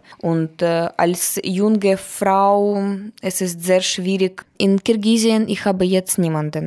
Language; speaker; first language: German; non-native, learner; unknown